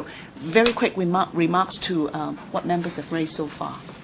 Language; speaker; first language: English; non-native, local second language; Cantonese